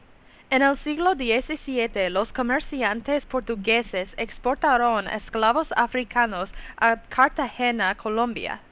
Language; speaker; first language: Spanish; non-native, learner; English